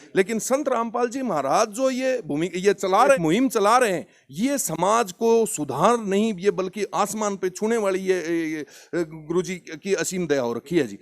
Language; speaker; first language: Hindi; native; Hindi